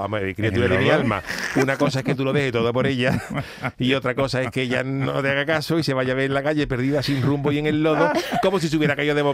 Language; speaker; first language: Spanish; native; Spanish